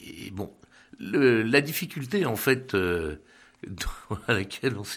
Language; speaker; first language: French; native; French